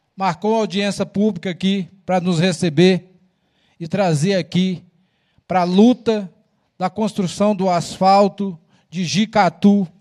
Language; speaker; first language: Portuguese; native; Portuguese